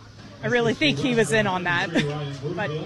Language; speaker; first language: English; native; English